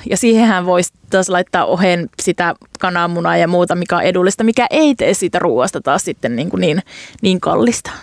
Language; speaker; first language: Finnish; native; Finnish